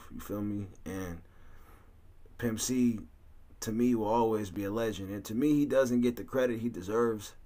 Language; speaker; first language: English; native; English